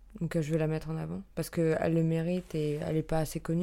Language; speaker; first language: French; native; French